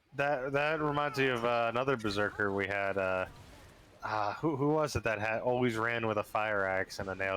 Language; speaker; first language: English; native; English